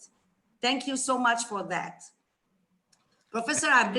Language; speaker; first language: English; non-native, fluent; Arabic